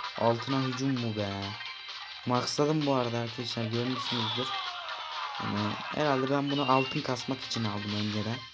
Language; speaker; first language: Turkish; native; Turkish